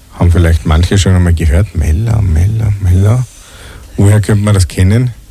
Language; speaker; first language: German; native; German